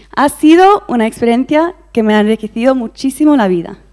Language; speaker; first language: Spanish; non-native, fluent; English